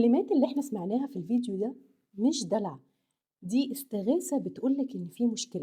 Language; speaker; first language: Arabic; native; Arabic